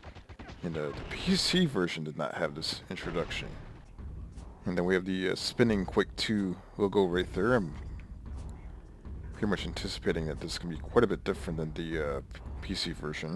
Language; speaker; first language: English; native; English